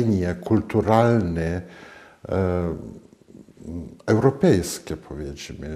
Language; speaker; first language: Polish; non-native, fluent; Latvian